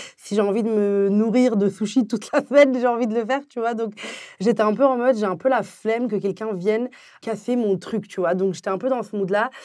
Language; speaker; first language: French; early bilingual, other home language; Arabic